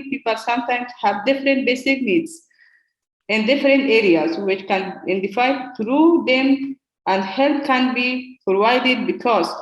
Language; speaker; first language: English; non-native, learner; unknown